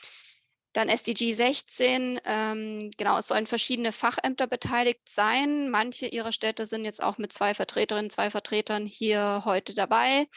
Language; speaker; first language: German; native; German